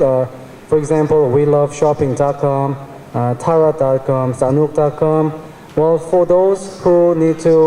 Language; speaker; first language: English; non-native, fluent; Korean